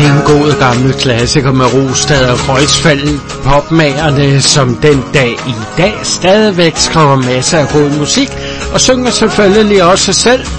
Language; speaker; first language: Danish; native; Danish